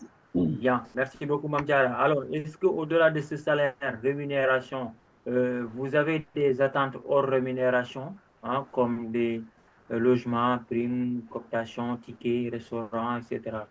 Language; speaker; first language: French; non-native, local second language; Wolof